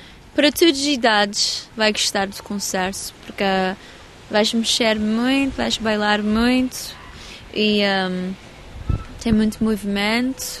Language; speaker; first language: Portuguese; early bilingual, heritage; English